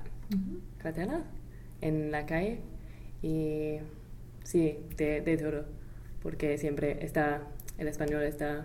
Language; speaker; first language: Spanish; non-native, fluent; English